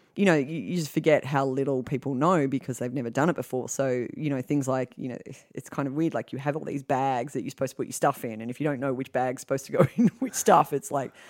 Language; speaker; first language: English; native; English